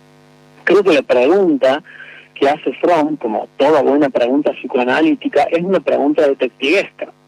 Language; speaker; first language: Spanish; native; Spanish